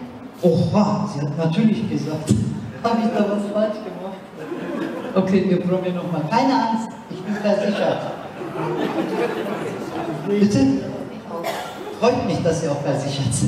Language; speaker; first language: German; non-native, learner; Turkish